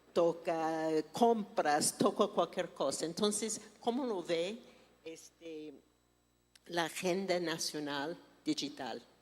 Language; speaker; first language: Spanish; non-native, fluent; English